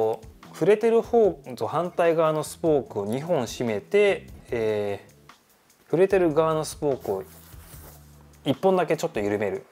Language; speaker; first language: Japanese; native; Japanese